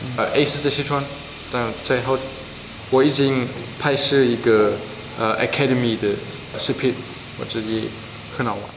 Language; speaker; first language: Chinese; non-native, learner; German